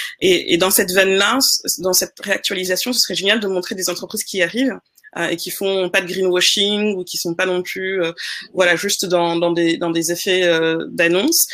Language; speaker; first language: French; non-native, local second language; Wolof